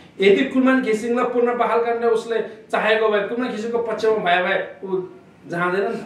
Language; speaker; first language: Nepali; non-native, local second language; Eastern Tamang